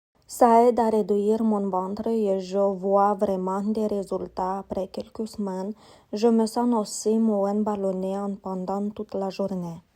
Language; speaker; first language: French; non-native, learner; Romanian